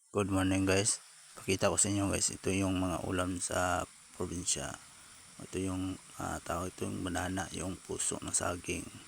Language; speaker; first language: Filipino; non-native, local second language; Cebuano